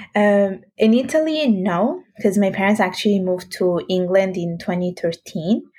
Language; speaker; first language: English; non-native, fluent; Italian